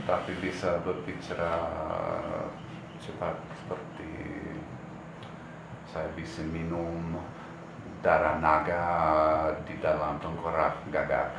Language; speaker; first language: Indonesian; non-native, fluent; English